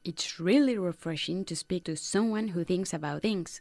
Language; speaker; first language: English; non-native, fluent; Spanish